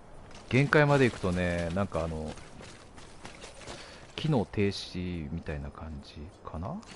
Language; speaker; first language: Japanese; native; Japanese